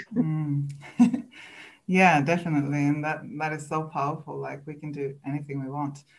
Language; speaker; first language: English; non-native, fluent; Swedish